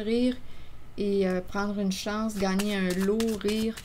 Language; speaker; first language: French; native; French